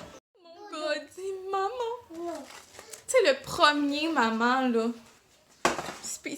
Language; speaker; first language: French; native; French